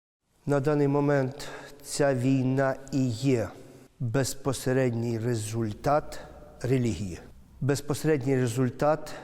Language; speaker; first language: Ukrainian; native; Ukrainian